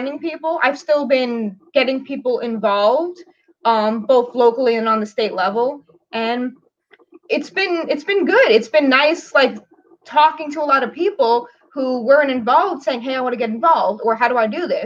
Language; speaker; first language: English; native; English